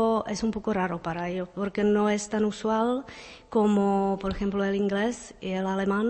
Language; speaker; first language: Spanish; non-native, fluent; Czech